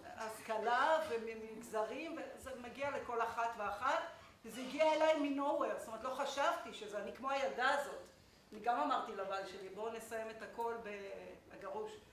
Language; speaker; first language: Hebrew; native; Hebrew